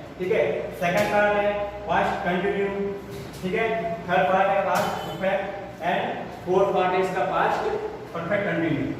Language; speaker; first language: Hindi; native; Hindi